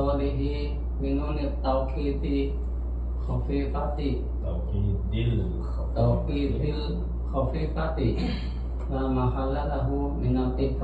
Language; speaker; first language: Arabic; non-native, learner; Indonesian